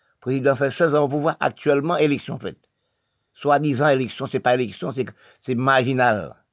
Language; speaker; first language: French; non-native, local second language; Haitian Creole